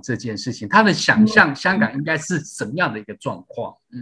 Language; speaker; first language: Chinese; native; Chinese